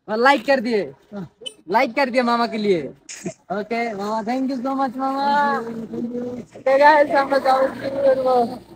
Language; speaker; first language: Hindi; non-native, learner; Bangla